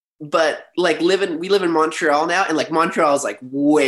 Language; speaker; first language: English; native; English